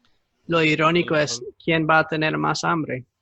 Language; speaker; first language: Spanish; non-native, fluent; English